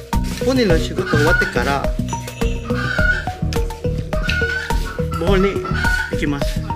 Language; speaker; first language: Japanese; non-native, learner; Filipino